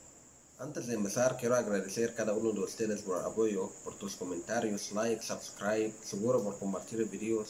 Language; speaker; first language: Spanish; non-native, learner; Arabic